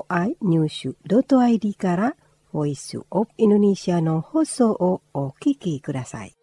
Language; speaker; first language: Japanese; non-native, fluent; Indonesian